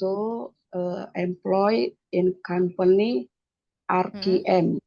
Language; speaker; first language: English; non-native, learner; Indonesian